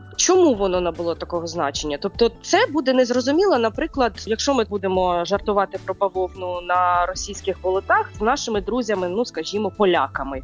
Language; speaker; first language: Ukrainian; native; Ukrainian